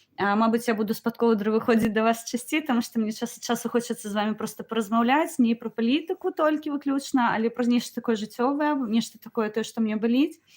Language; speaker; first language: Belarusian; non-native, local second language; Ukrainian